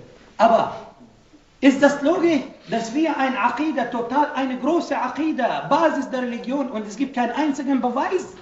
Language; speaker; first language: German; non-native, fluent; Arabic